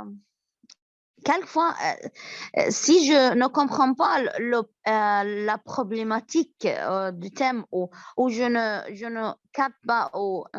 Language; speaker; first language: French; non-native, learner; Arabic